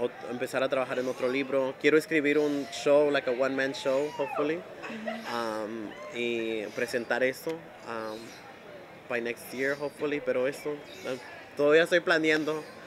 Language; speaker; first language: Spanish; early bilingual, heritage; Spanish